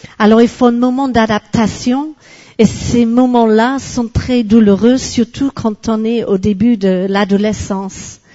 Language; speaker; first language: French; non-native, fluent; English